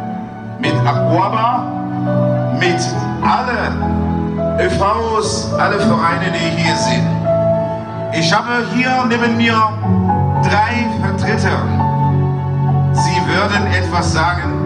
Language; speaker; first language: German; non-native, fluent; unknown